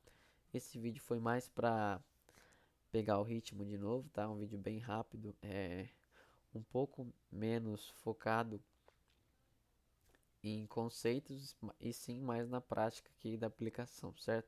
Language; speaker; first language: Portuguese; native; Portuguese